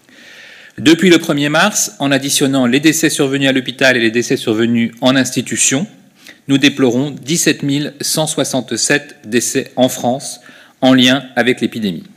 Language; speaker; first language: French; native; French